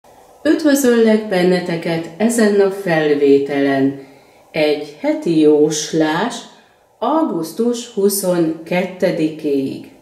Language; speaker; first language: Hungarian; native; Hungarian